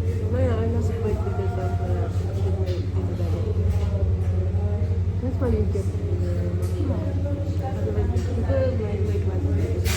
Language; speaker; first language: English; non-native, learner; Tibetan